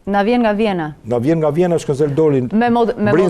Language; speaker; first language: Albanian; native; Albanian